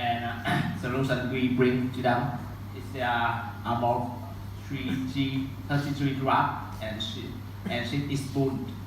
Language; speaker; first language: English; non-native, learner; Vietnamese